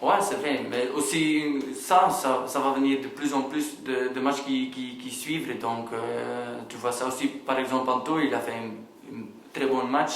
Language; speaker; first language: French; non-native, local second language; Dutch